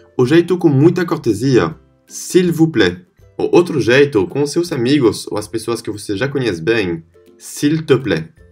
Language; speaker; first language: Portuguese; non-native, fluent; French